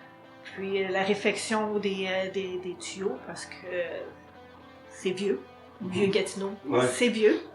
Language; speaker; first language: French; native; French